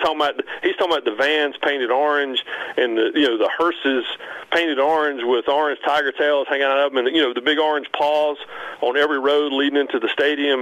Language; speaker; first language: English; native; English